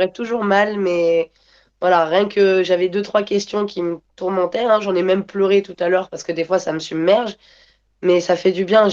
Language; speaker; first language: French; native; French